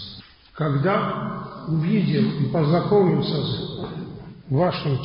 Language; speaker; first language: Russian; non-native, fluent; Polish